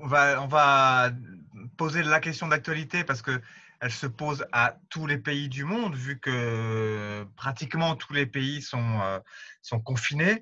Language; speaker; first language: French; native; French